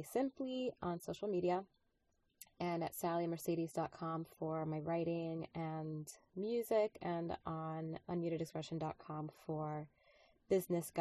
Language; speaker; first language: English; non-native, fluent; Spanish